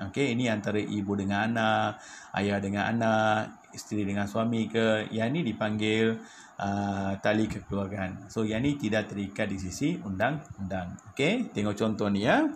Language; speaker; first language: Malay; non-native, local second language; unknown